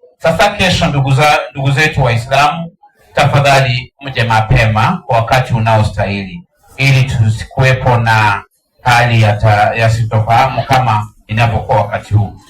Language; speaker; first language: Swahili; non-native, local second language; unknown